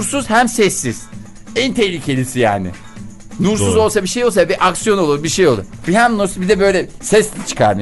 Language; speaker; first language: Turkish; native; Turkish